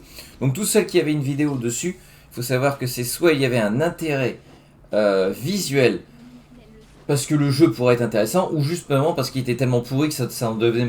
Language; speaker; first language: French; native; French